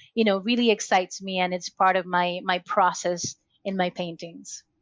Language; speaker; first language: English; non-native, fluent; Spanish